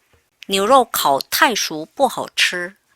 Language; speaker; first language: Chinese; non-native, fluent; Korean